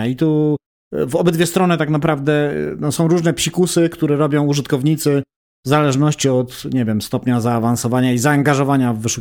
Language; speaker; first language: Polish; native; Polish